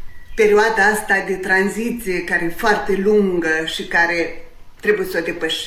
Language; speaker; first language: Romanian; native; Romanian